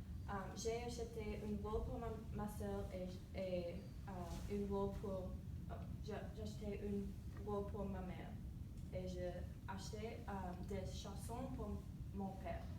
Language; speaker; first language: French; non-native, learner; English